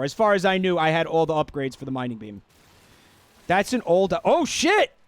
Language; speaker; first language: English; native; English